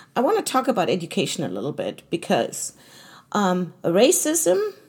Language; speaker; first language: English; non-native, fluent; German